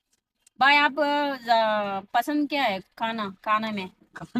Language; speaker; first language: Hindi; non-native, local second language; Telugu